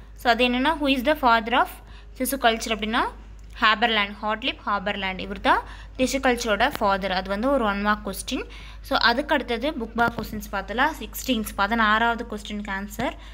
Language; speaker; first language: English; non-native, local second language; Tamil